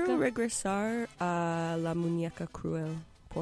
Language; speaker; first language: Spanish; non-native, fluent; English